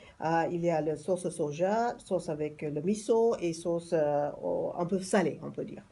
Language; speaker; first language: French; non-native, fluent; English